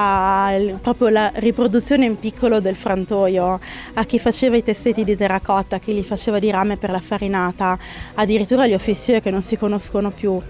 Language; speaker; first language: Italian; native; Italian